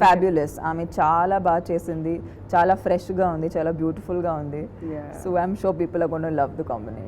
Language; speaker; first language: Telugu; non-native, fluent; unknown